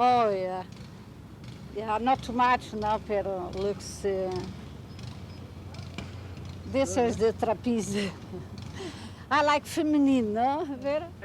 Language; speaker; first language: English; non-native, learner; Portuguese